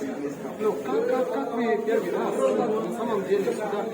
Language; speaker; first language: Russian; non-native, learner; Manipuri